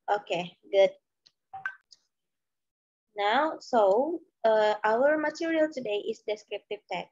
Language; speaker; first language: English; non-native, learner; Indonesian